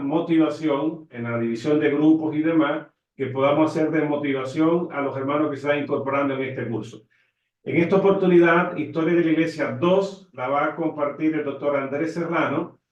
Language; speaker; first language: Spanish; native; Spanish